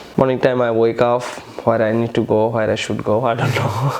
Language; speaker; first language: English; non-native, local second language; Bangla